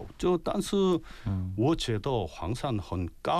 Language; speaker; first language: Chinese; non-native, learner; Korean